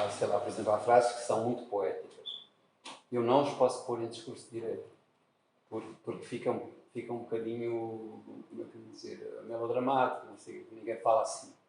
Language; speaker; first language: Portuguese; native; Portuguese